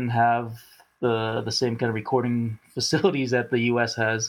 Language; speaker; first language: English; native; English